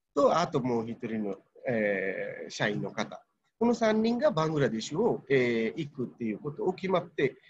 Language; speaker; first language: Japanese; non-native, fluent; Bangla